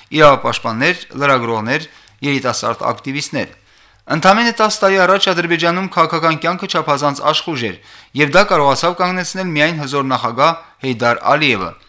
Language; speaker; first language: Armenian; native; Armenian